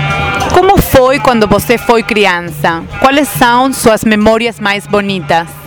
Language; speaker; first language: Portuguese; non-native, fluent; Spanish